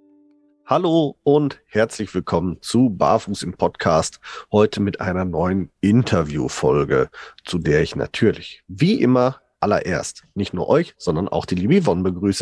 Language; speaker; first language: German; native; German